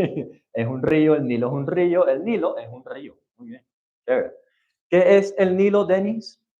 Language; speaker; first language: Spanish; non-native, fluent; English